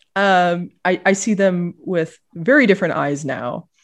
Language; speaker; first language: English; native; English